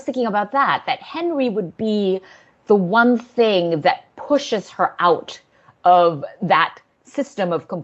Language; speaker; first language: English; native; English